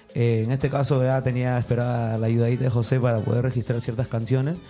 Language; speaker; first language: Spanish; native; Spanish